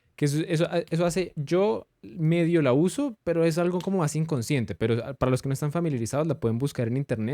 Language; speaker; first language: Spanish; native; Spanish